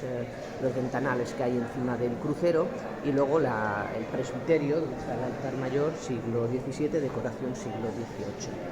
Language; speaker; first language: Spanish; native; Spanish